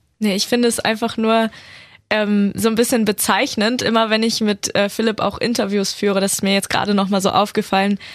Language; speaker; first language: German; native; German